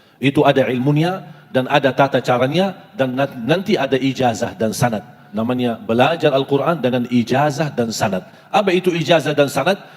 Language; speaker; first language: Malay; non-native, fluent; Arabic